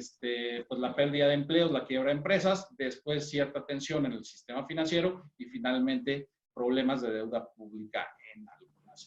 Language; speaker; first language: Spanish; native; Spanish